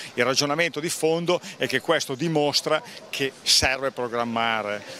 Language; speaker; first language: Italian; native; Italian